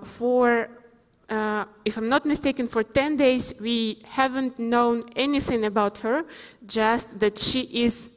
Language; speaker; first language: English; non-native, fluent; Ukrainian